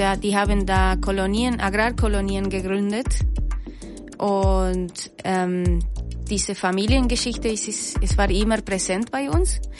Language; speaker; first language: German; non-native, fluent; Spanish